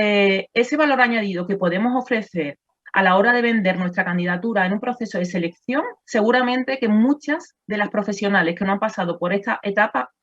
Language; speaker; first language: Spanish; native; Spanish